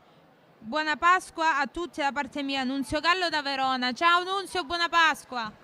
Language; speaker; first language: Italian; native; Italian